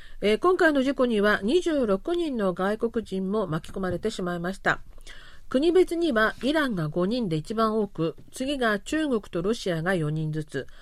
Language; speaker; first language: Japanese; non-native, fluent; Korean